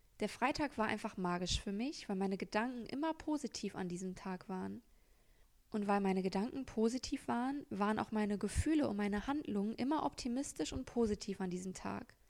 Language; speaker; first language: German; native; German